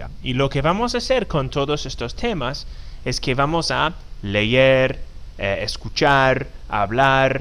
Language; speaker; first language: Spanish; non-native, fluent; English